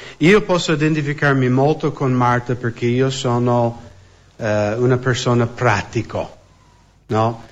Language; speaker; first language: Italian; non-native, fluent; English